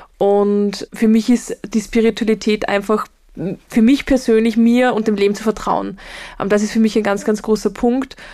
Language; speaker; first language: German; native; German